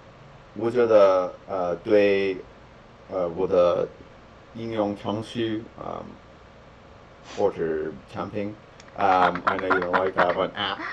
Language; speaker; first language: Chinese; non-native, learner; English